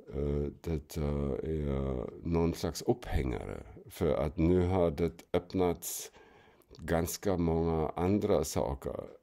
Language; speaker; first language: Swedish; non-native, fluent; German